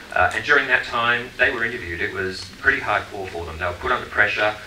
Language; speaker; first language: English; native; English